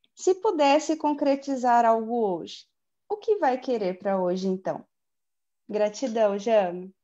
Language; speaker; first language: Portuguese; native; Portuguese